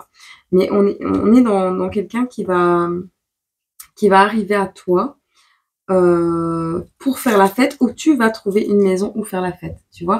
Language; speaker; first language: French; native; French